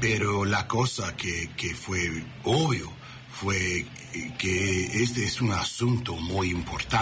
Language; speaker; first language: Spanish; non-native, learner; English